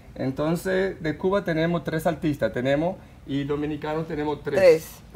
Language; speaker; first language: Spanish; early bilingual, heritage; Spanish